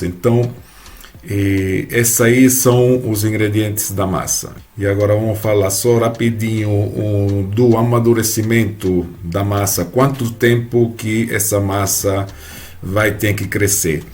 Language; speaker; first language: Portuguese; non-native, fluent; Italian